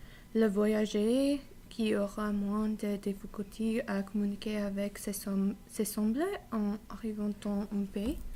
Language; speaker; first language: French; non-native, learner; English